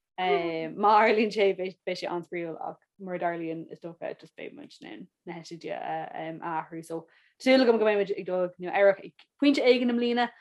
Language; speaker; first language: Irish; native; Irish